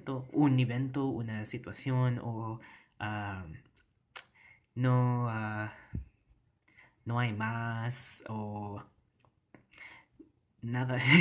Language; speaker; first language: Spanish; non-native, learner; Cebuano